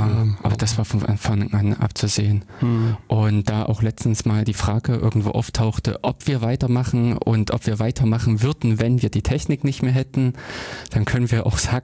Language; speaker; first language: German; native; German